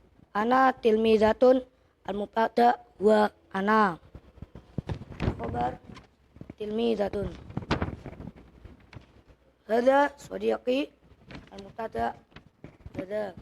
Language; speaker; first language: Arabic; non-native, learner; Indonesian